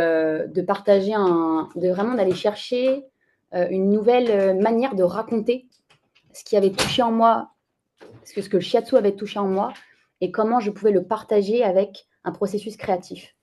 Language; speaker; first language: French; native; French